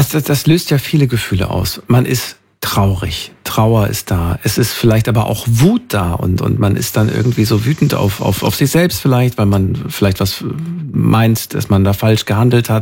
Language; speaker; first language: German; native; German